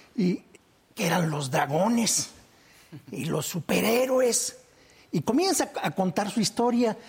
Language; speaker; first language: Spanish; native; Spanish